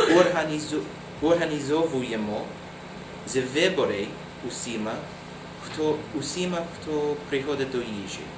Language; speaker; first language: Ukrainian; non-native, learner; English